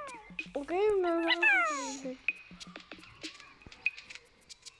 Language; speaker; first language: Spanish; early bilingual, heritage; Spanish